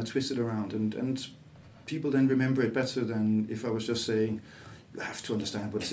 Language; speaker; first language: English; non-native, fluent; Danish